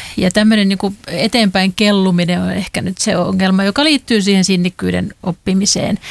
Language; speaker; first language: Finnish; native; Finnish